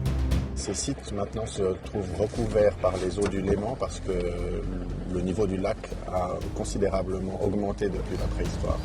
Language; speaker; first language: French; native; French